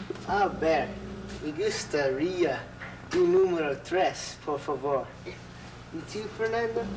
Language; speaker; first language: Spanish; non-native, learner; English